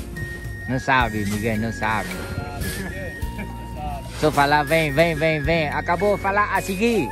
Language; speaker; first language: Portuguese; non-native, learner; Vietnamese